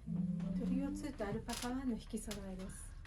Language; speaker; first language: Japanese; native; Japanese